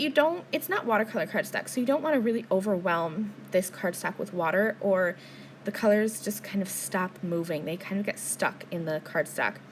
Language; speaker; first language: English; native; English